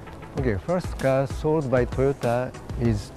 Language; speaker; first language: English; non-native, fluent; Japanese